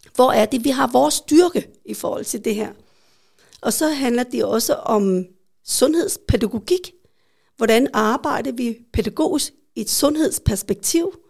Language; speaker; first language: Danish; early bilingual, other home language; Vietnamese